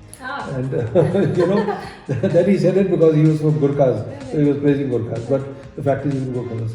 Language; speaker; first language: English; non-native, local second language; Hindi